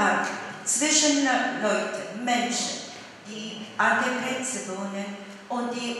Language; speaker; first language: German; non-native, fluent; Polish